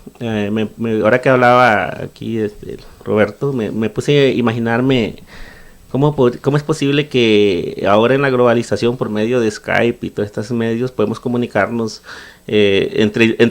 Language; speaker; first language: Spanish; non-native, local second language; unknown